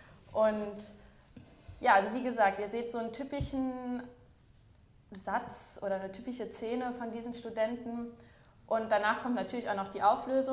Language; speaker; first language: German; native; German